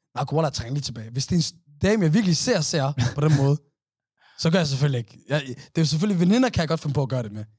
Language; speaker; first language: Danish; native; Danish